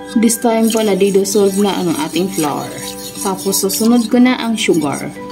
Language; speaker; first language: Filipino; non-native, local second language; Cebuano